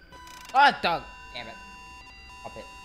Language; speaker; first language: English; native; English